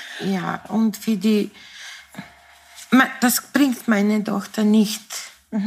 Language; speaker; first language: German; non-native, fluent; Serbian